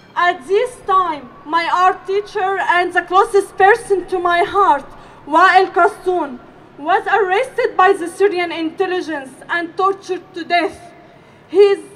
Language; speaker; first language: English; non-native, fluent; Arabic